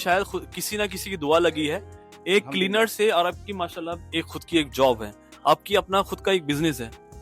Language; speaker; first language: Hindi; native; Hindi